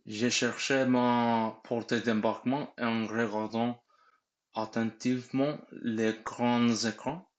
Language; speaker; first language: French; non-native, learner; English